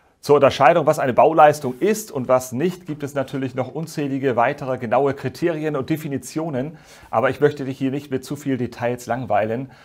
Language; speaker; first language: German; native; German